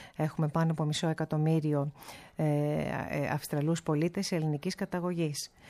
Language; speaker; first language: Greek; early bilingual, heritage; Greek